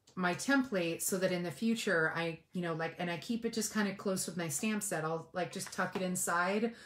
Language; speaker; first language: English; native; English